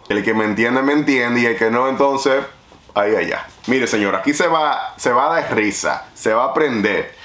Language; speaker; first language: Spanish; native; Spanish